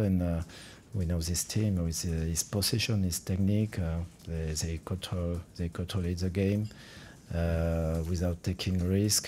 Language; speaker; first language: English; non-native, fluent; French